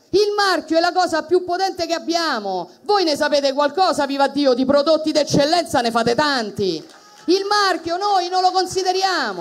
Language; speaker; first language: Italian; native; Italian